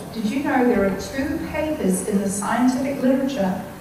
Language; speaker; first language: English; native; English